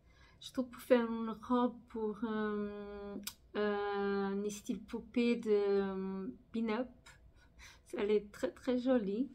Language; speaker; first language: French; non-native, fluent; Portuguese